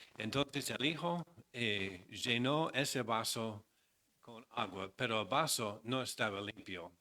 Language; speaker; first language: Spanish; non-native, fluent; English